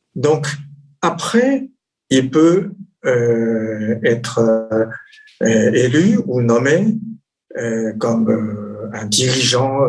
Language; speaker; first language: French; non-native, fluent; Chinese